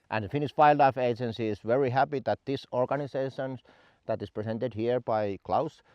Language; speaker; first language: English; non-native, fluent; Finnish